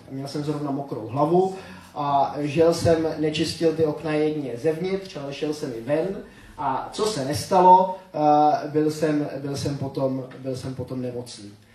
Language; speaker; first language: Czech; native; Czech